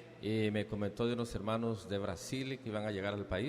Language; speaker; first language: Spanish; native; Spanish